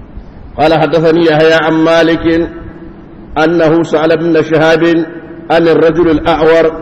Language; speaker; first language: Arabic; non-native, fluent; Hausa